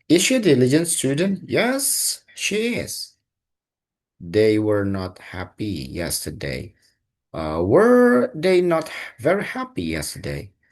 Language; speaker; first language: English; non-native, fluent; Indonesian